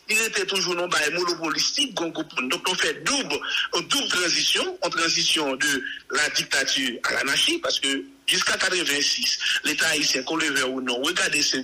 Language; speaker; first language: French; non-native, local second language; Haitian Creole